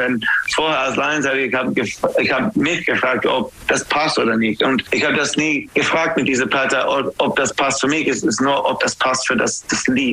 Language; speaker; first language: German; non-native, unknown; English